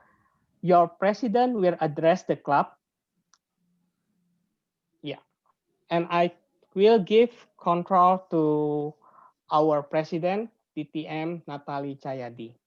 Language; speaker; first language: English; non-native, fluent; Indonesian